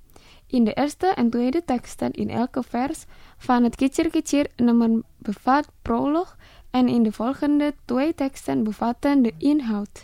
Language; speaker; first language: Dutch; non-native, fluent; Indonesian